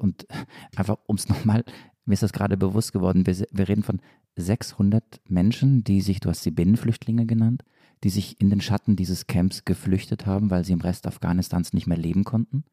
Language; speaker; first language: German; native; German